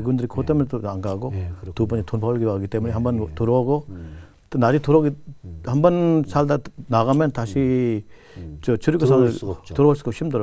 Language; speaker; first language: Korean; non-native, learner; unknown